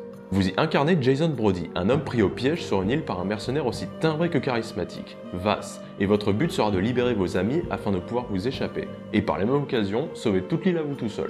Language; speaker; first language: French; native; French